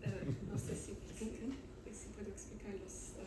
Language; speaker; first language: Spanish; non-native, learner; Romanian